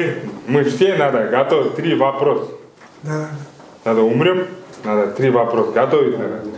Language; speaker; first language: Russian; non-native, learner; Kyrgyz